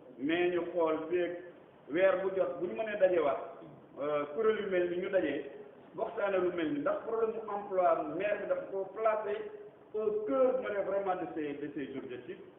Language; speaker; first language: Wolof; native; Wolof